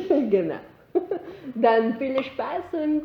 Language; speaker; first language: German; non-native, learner; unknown